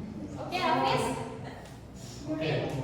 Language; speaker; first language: English; non-native, learner; Indonesian